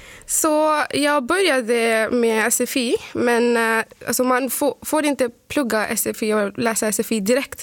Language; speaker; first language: Swedish; non-native, fluent; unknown